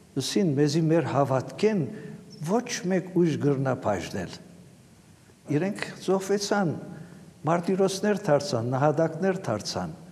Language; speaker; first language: Armenian; native; Armenian